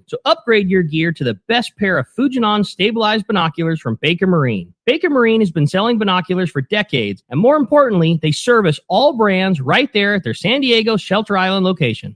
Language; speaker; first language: English; native; English